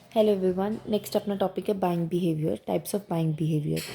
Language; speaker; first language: English; non-native, local second language; Punjabi